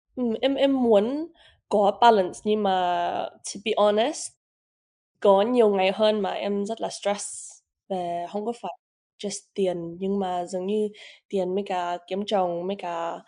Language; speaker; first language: Vietnamese; early bilingual, heritage; Vietnamese